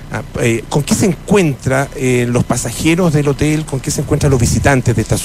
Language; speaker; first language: Spanish; native; Spanish